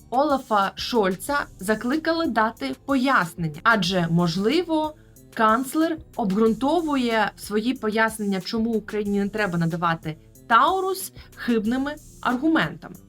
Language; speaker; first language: Ukrainian; native; Ukrainian